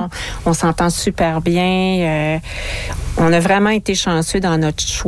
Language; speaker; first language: French; native; French